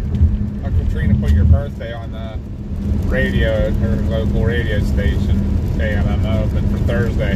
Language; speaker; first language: English; native; English